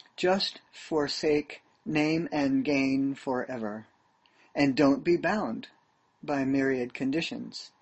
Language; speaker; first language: English; native; English